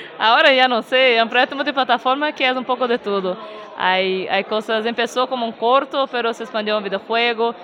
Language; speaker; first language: Spanish; non-native, fluent; Portuguese